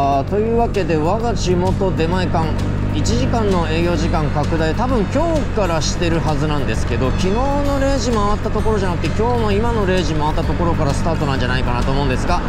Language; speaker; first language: Japanese; native; Japanese